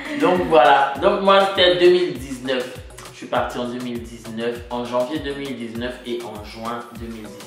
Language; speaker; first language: French; native; French